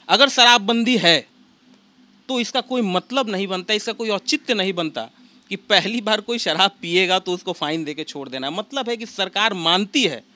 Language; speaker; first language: Hindi; native; Hindi